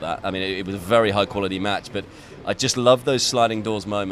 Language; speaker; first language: English; native; English